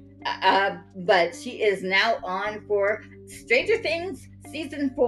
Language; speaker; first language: English; native; English